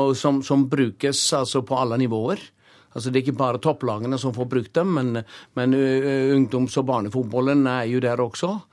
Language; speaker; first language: Norwegian; native; Norwegian